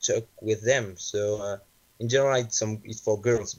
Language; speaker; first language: English; non-native, learner; French